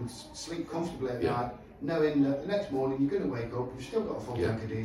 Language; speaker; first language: English; native; English